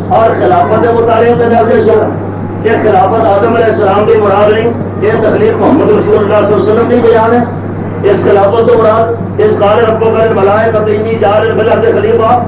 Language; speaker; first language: Urdu; non-native, local second language; Punjabi